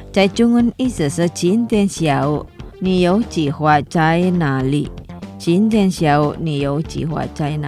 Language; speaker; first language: Chinese; non-native, fluent; Indonesian